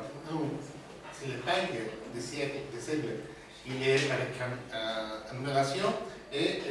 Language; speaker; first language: French; non-native, learner; Spanish